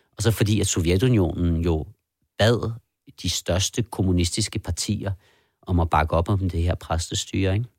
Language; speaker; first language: Danish; early bilingual, other home language; Persian